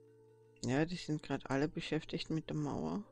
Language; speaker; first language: German; native; German